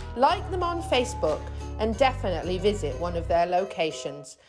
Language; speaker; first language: English; native; English